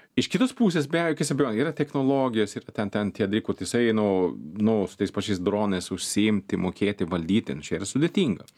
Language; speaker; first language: Lithuanian; non-native, fluent; Swedish